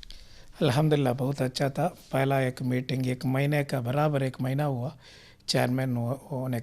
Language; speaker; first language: Hindi; non-native, local second language; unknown